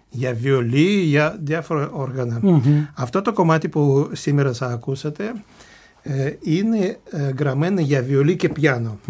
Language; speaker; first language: Greek; non-native, fluent; Russian